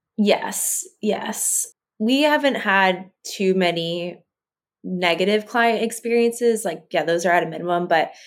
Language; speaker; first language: English; native; English